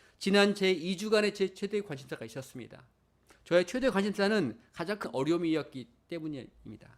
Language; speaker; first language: Korean; native; Korean